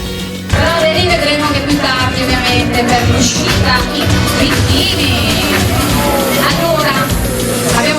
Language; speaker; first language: Italian; native; Italian